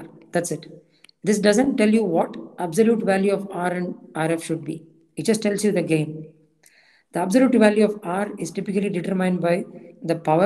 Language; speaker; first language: English; non-native, local second language; Tamil